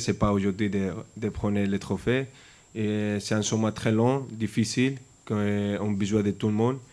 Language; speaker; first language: French; non-native, fluent; Spanish